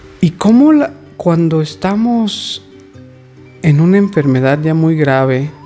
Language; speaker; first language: Spanish; native; Spanish